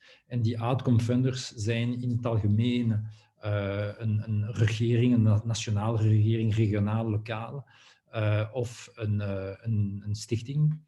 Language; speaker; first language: Dutch; non-native, local second language; French